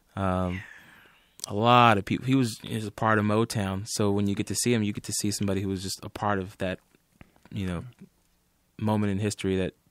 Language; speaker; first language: English; native; English